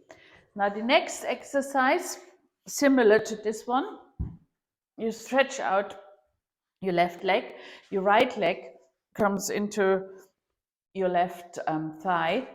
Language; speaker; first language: English; non-native, fluent; German